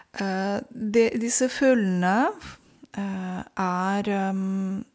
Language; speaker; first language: Norwegian; non-native, fluent; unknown